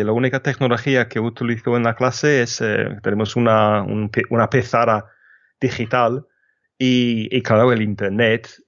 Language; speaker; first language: Spanish; non-native, fluent; English